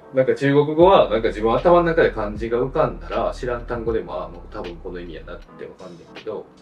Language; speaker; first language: Japanese; native; Japanese